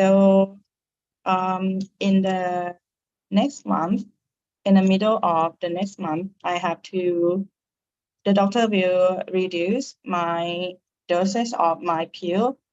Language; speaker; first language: English; non-native, learner; Thai